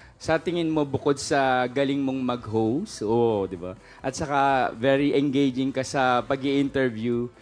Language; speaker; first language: Filipino; native; Filipino